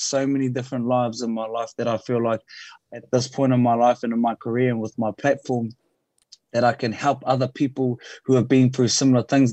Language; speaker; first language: English; native; English